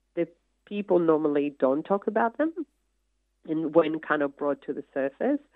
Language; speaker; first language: English; non-native, fluent; Spanish